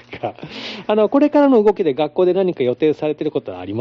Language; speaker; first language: Japanese; native; Japanese